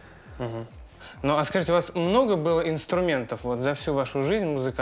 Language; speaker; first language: Russian; native; Russian